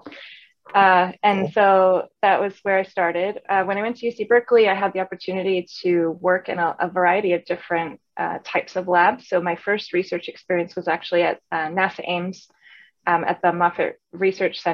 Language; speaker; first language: English; native; English